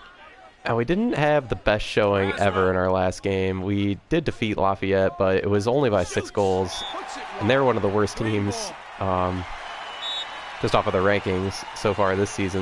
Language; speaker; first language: English; native; English